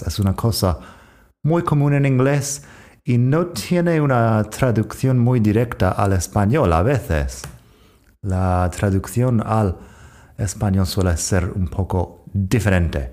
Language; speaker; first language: Spanish; non-native, fluent; English